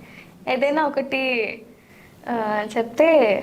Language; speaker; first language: Telugu; non-native, learner; Tamil